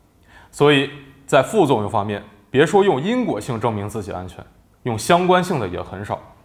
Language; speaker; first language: Chinese; native; Chinese